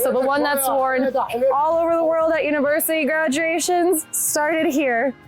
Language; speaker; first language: English; native; English